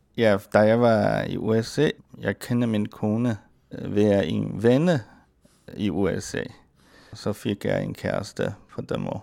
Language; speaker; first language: Danish; non-native, fluent; Chinese